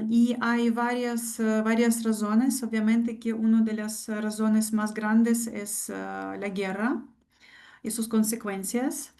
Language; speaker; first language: Spanish; non-native, fluent; Ukrainian